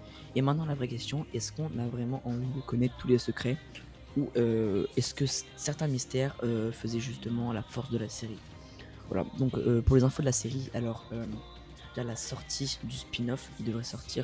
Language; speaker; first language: French; native; French